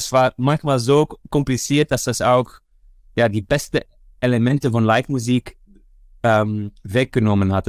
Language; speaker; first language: German; non-native, fluent; Dutch